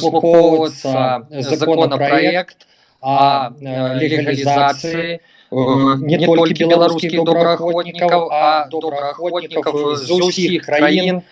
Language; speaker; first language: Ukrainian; non-native, learner; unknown